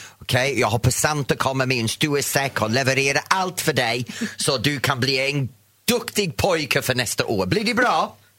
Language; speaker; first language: Swedish; non-native, fluent; English